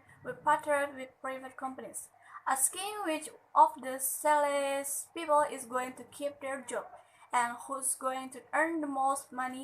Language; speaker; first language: English; non-native, learner; Indonesian